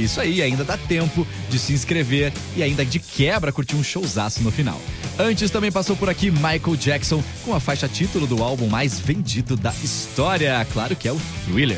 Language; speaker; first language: Portuguese; native; Portuguese